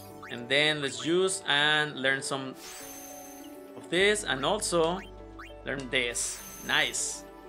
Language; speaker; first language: English; non-native, fluent; Spanish